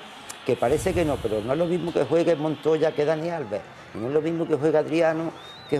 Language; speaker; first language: Spanish; native; Spanish